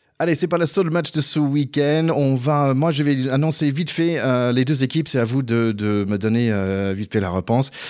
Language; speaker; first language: French; non-native, fluent; English